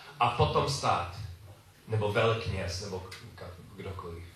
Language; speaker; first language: Czech; non-native, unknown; English